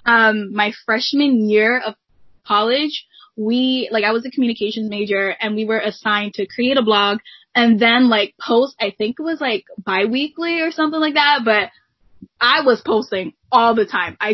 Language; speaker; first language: English; native; English